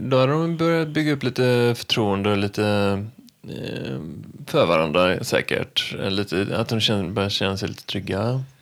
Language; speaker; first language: Swedish; native; Swedish